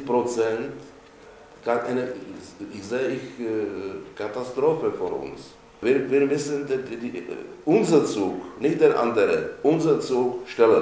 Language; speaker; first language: German; non-native, fluent; Czech